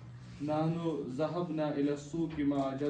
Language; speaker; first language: Arabic; non-native, learner; Urdu